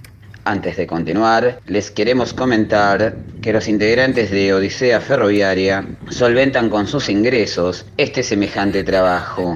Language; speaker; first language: Spanish; native; Spanish